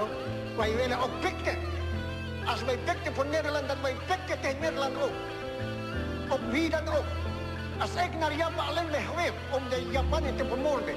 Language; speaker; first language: Dutch; non-native, learner; Malay